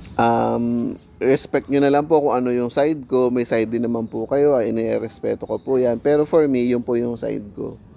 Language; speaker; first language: Filipino; native; Filipino